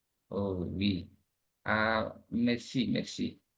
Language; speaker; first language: French; non-native, learner; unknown